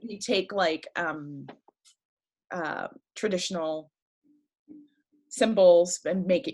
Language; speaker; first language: English; early bilingual, other home language; French